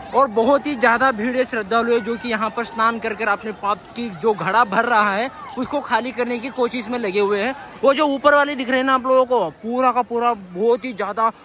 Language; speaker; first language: Hindi; non-native, local second language; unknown